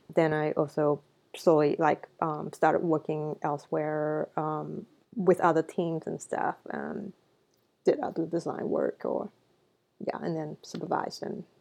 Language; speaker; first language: English; non-native, local second language; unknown